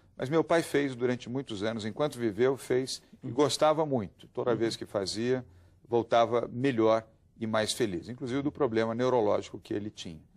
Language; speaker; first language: Portuguese; native; Portuguese